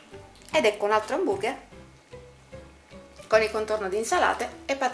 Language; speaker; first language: Italian; native; Italian